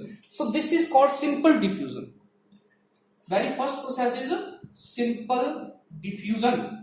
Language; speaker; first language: English; non-native, local second language; Hindi